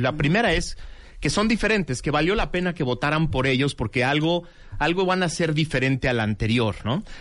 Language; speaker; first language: Spanish; native; Spanish